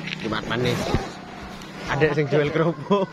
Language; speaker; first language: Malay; non-native, local second language; Javanese